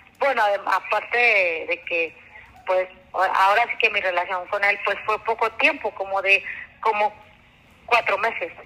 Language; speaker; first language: Spanish; non-native, local second language; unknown